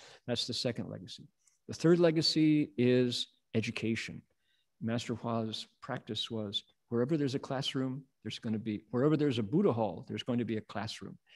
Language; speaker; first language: English; native; English